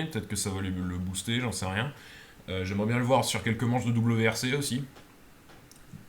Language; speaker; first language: French; native; French